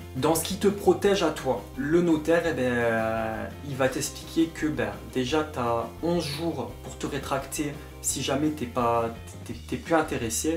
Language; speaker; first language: French; native; French